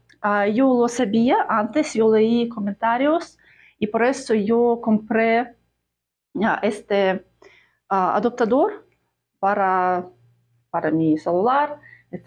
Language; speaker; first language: Spanish; non-native, fluent; Russian